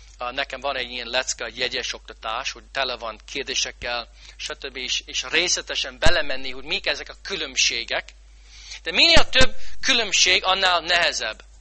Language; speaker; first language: Hungarian; non-native, learner; English